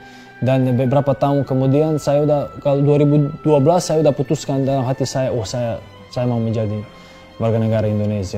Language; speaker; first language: Indonesian; non-native, fluent; Serbian